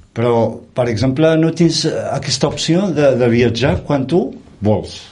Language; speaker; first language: Catalan; non-native, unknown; Riffian